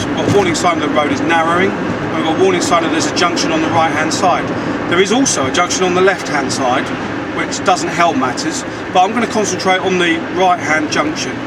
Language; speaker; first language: English; native; English